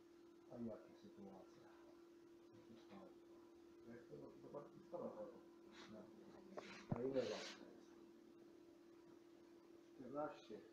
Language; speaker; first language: Polish; non-native, learner; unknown